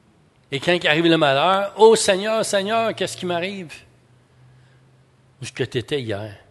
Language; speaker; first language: French; native; French